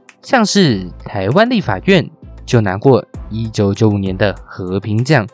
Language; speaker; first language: Chinese; native; Chinese